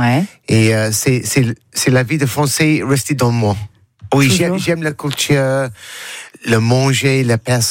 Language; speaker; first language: French; non-native, learner; English